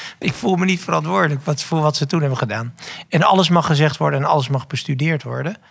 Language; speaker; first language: Dutch; native; Dutch